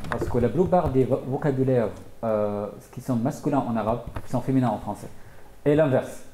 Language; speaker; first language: French; non-native, fluent; Arabic